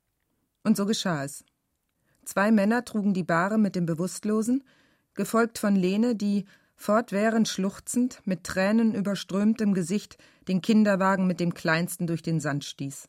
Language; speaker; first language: German; native; German